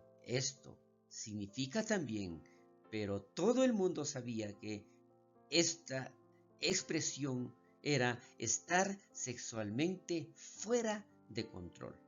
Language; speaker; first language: Spanish; native; Spanish